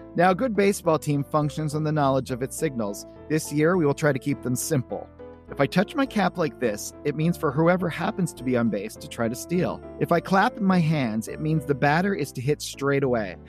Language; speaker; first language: English; native; English